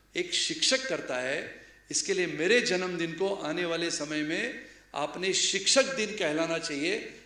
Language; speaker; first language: Hindi; non-native, local second language; Marathi